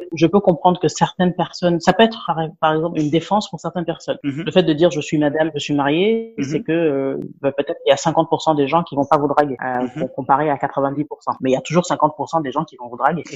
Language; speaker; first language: French; non-native, local second language; Wolof